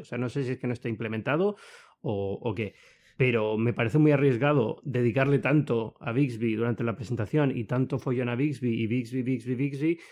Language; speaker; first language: Spanish; native; Spanish